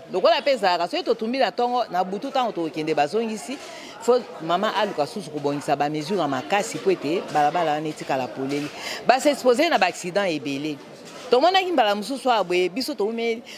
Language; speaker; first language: Lingala; native; Lingala